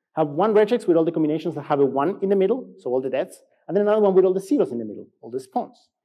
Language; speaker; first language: English; non-native, fluent; Spanish